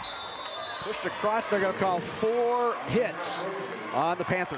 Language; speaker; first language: English; native; English